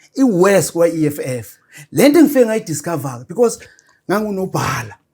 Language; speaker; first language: Zulu; native; Zulu